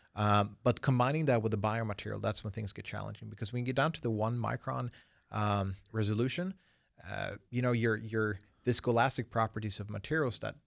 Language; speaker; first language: English; early bilingual, other home language; Swedish